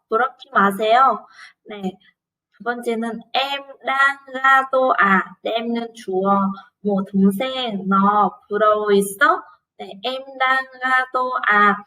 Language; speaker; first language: Korean; non-native, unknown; Vietnamese